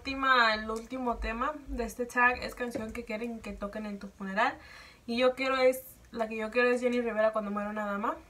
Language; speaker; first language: Spanish; early bilingual, heritage; Spanish